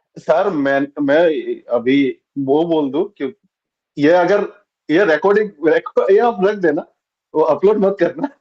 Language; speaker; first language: Hindi; non-native, local second language; Bangla